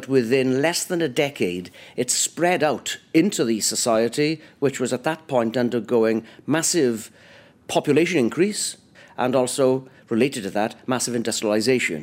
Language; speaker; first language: English; native; English